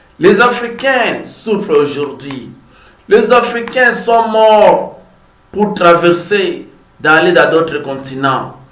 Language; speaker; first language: French; non-native, fluent; Lingala